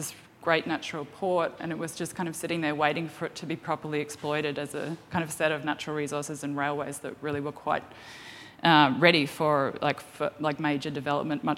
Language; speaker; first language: English; native; English